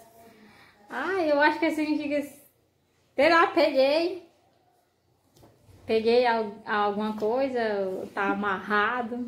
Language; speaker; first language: Portuguese; native; Portuguese